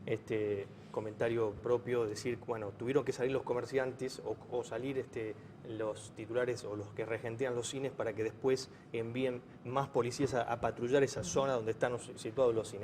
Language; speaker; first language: Spanish; native; Spanish